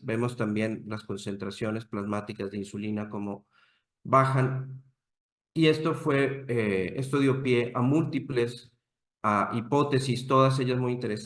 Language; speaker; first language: Spanish; native; Spanish